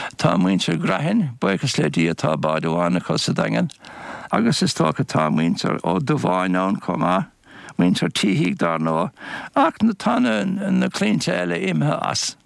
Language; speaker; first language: Irish; native; Irish